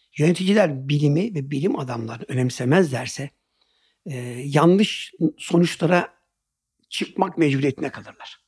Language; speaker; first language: Turkish; native; Turkish